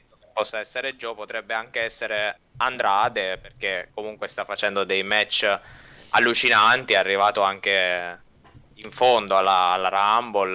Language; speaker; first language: Italian; native; Italian